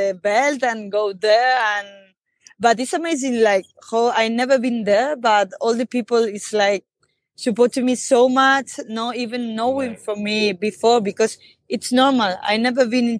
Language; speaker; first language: English; non-native, fluent; Spanish